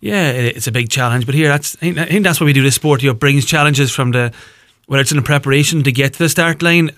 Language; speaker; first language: English; native; English